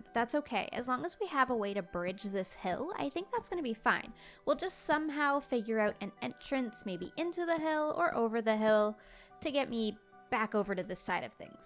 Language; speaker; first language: English; native; English